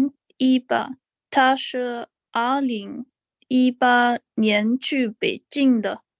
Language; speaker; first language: Chinese; non-native, learner; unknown